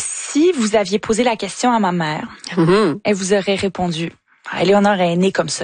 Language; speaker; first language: French; native; French